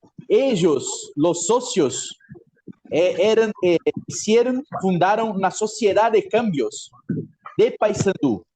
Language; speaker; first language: Spanish; non-native, fluent; Portuguese